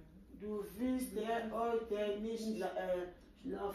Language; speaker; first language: German; non-native, learner; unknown